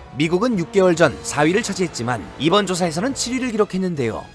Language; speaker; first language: Korean; native; Korean